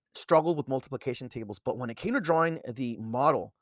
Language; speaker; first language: English; native; English